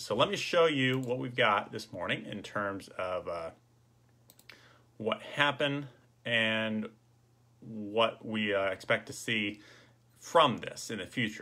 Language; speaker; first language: English; native; English